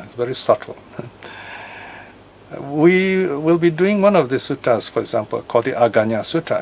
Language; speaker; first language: English; native; English